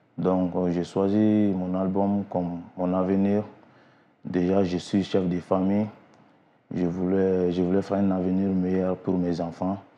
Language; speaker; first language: French; non-native, local second language; Bambara